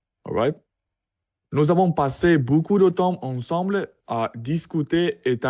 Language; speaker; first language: French; non-native, learner; Russian